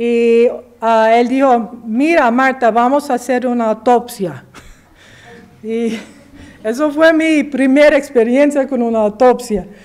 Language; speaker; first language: Spanish; early bilingual, heritage; English